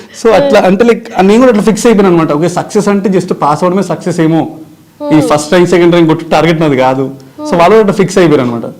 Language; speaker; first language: Telugu; native; Telugu